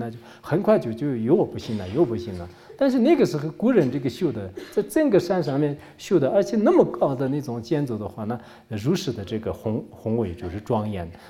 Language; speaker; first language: Chinese; non-native, local second language; Tibetan